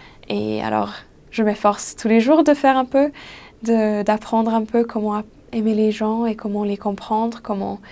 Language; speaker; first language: French; non-native, fluent; English